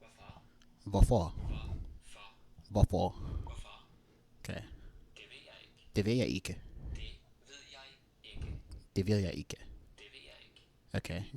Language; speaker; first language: Danish; non-native, learner; English